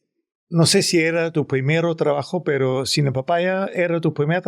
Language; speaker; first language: Spanish; non-native, fluent; Danish